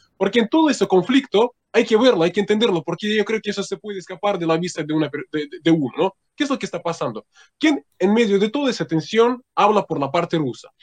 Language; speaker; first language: Spanish; non-native, fluent; Russian